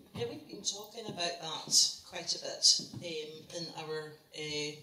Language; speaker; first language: English; native; English